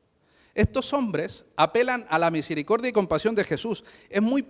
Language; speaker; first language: Spanish; native; Spanish